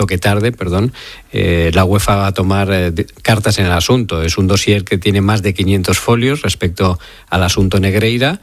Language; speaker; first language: Spanish; native; Spanish